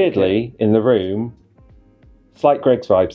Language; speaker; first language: English; native; English